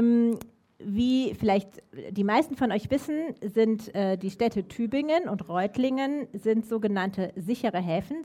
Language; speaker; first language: German; native; German